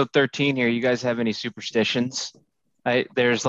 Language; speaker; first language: English; native; English